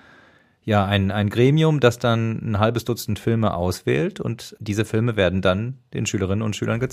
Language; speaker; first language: German; native; German